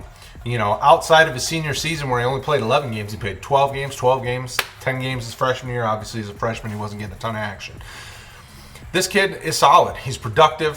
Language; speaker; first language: English; native; English